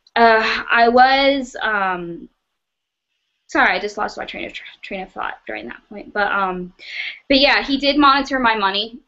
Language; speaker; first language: English; native; English